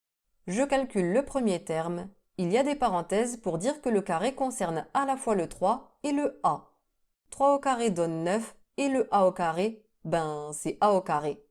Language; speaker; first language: French; native; French